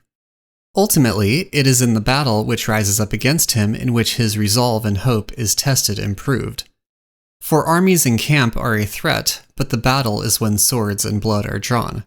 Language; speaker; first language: English; native; English